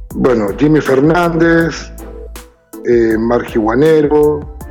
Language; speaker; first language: Spanish; native; Spanish